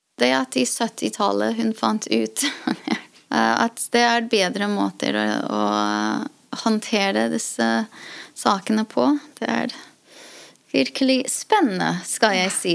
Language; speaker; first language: Norwegian; non-native, fluent; English